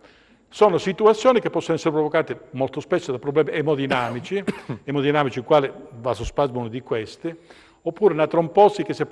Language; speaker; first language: Italian; native; Italian